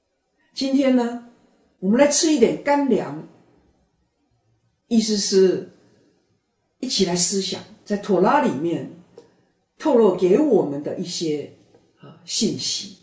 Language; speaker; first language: Chinese; native; Chinese